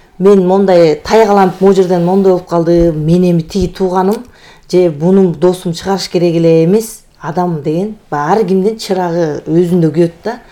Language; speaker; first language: Kyrgyz; native; Kyrgyz